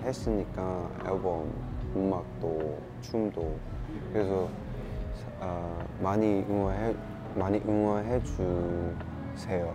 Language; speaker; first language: Korean; non-native, fluent; Cantonese